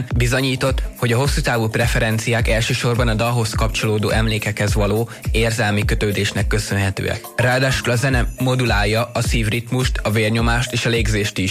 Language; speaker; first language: Hungarian; native; Hungarian